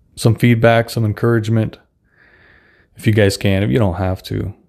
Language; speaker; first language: English; non-native, fluent; Russian